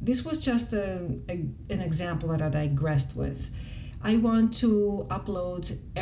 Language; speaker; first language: English; non-native, fluent; Greek